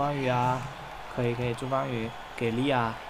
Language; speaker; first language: Chinese; native; Chinese